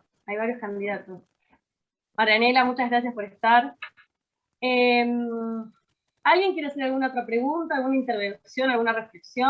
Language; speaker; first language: Spanish; native; Spanish